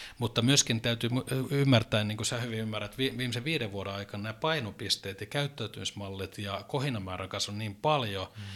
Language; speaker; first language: Finnish; native; Finnish